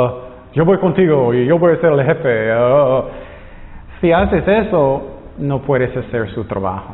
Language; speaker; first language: Spanish; non-native, fluent; English